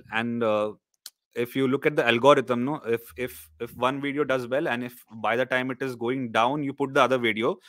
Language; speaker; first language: English; non-native, local second language; Marathi